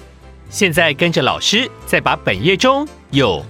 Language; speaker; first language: Chinese; native; Chinese